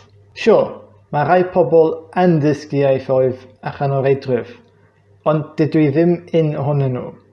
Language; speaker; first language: Welsh; non-native, fluent; English